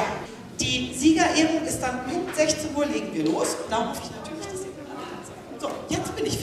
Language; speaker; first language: German; native; German